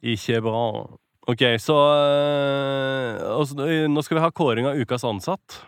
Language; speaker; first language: Norwegian; native; Norwegian